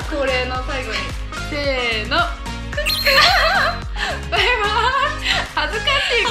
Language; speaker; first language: Japanese; native; Japanese